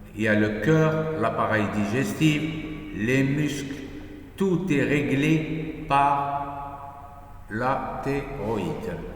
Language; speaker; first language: French; non-native, local second language; Arabic